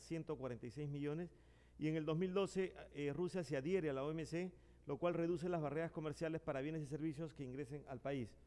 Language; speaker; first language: Spanish; native; Spanish